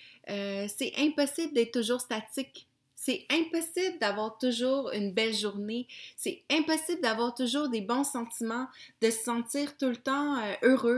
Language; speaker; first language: French; native; French